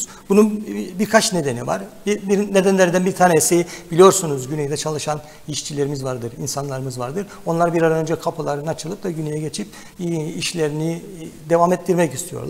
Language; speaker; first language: Turkish; native; Turkish